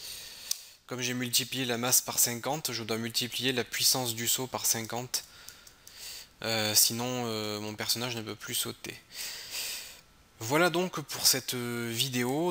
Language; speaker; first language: French; native; French